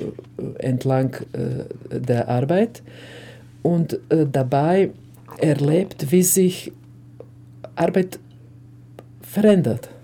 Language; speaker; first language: German; non-native, fluent; Croatian